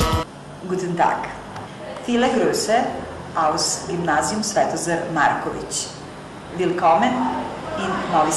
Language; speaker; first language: German; non-native, learner; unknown